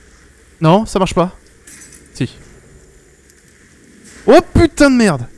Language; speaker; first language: French; native; French